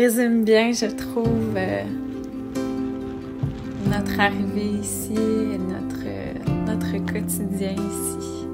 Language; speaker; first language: French; native; French